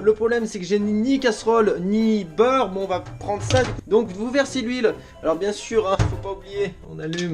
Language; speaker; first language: French; native; French